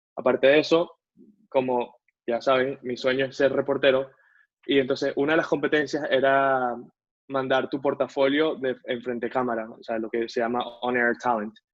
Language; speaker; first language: Spanish; native; Spanish